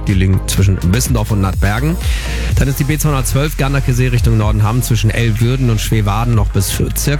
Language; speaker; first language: German; native; German